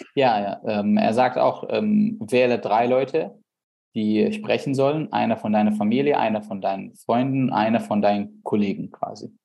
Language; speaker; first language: German; non-native, fluent; Arabic